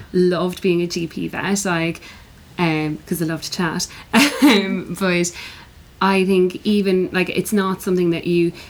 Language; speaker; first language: English; native; English